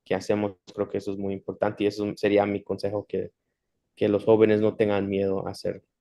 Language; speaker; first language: Spanish; early bilingual, heritage; Spanish